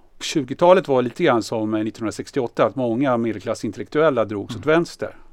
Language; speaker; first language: Swedish; native; Swedish